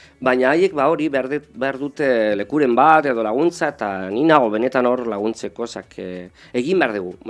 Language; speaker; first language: Basque; non-native, local second language; Spanish